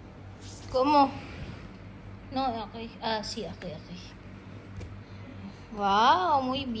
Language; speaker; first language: Spanish; non-native, learner; Filipino